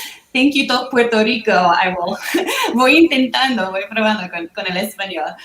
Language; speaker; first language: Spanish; non-native, learner; English